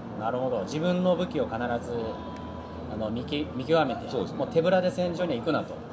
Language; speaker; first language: Japanese; native; Japanese